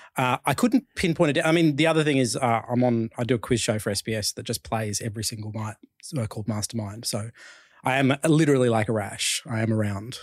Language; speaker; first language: English; early bilingual, other home language; Chinese